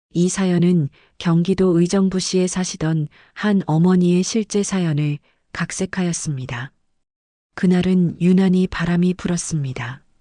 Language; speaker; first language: Korean; native; Korean